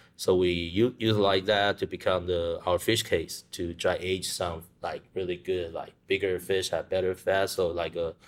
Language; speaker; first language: English; non-native, learner; Chinese